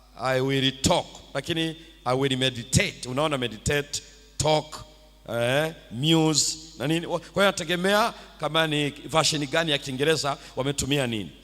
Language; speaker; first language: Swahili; native; Swahili